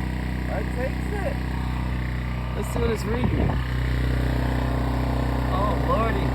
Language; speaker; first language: English; native; English